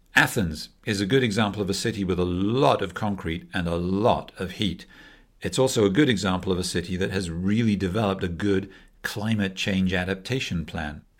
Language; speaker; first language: English; native; English